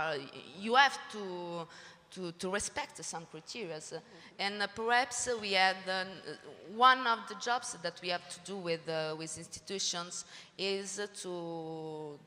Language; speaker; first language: English; non-native, learner; Italian